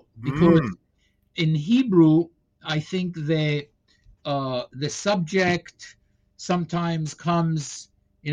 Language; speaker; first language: English; non-native, fluent; Hebrew